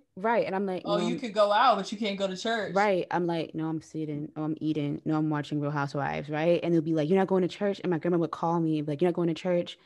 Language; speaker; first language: English; native; English